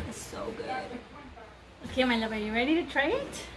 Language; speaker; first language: English; early bilingual, other home language; Spanish